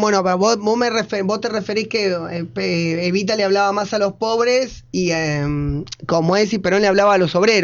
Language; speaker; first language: Spanish; native; Spanish